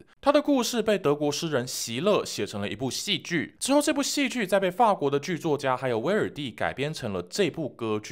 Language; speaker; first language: Chinese; native; Chinese